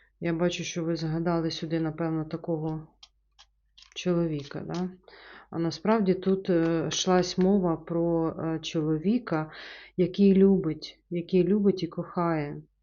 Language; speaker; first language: Ukrainian; non-native, local second language; Russian